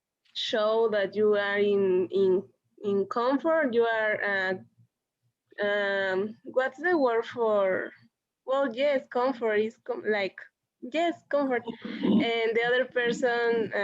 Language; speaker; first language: English; non-native, learner; Spanish